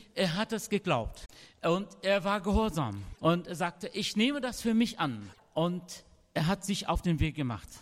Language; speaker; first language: German; non-native, fluent; Arabic